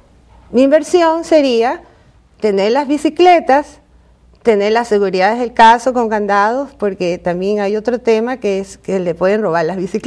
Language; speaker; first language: Spanish; native; Spanish